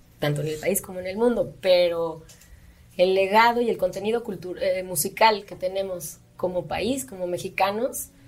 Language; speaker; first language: Spanish; native; Spanish